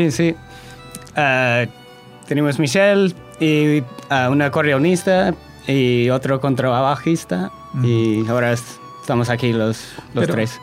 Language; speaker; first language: Spanish; non-native, fluent; English